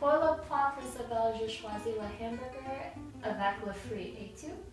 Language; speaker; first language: French; non-native, learner; English